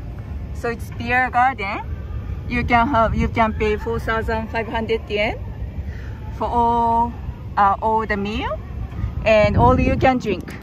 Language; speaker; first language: English; non-native, fluent; Japanese